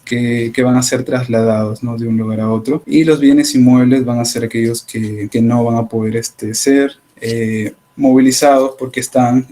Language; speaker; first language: Spanish; native; Spanish